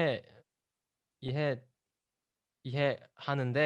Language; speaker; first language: Korean; non-native, learner; Indonesian